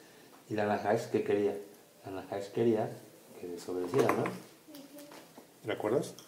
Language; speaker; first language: Spanish; native; Spanish